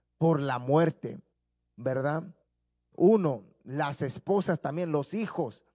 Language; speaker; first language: Spanish; early bilingual, heritage; Spanish